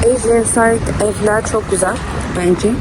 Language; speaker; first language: Turkish; non-native, learner; Persian